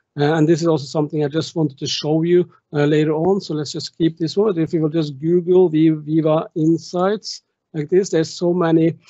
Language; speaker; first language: English; non-native, fluent; German